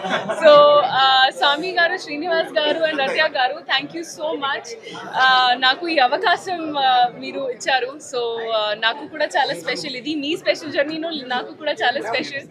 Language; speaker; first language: Telugu; non-native, local second language; Hindi